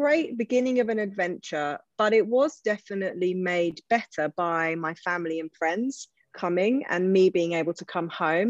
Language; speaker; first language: English; native; English